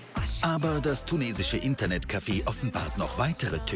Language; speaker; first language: German; native; German